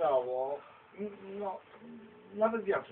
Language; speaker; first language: Polish; native; Polish